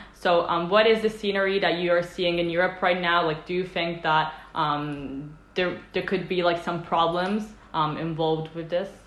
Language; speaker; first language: English; non-native, fluent; Italian